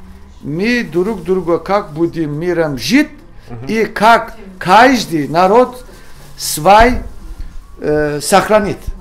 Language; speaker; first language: Russian; non-native, learner; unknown